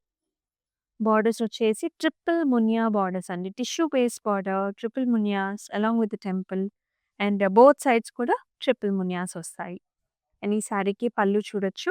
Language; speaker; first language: Telugu; native; Telugu